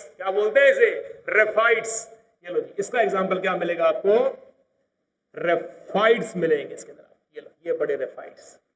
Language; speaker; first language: Hindi; native; Hindi